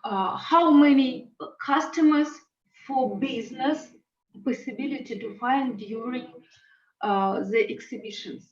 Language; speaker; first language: English; non-native, learner; Russian